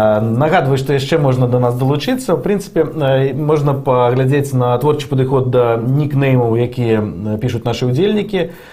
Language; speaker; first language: Belarusian; non-native, local second language; Russian